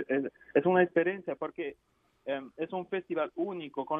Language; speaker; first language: Spanish; non-native, fluent; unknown